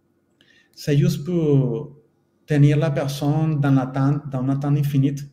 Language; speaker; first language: French; non-native, fluent; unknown